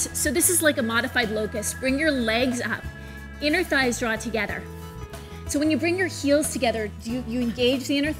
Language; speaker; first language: English; native; English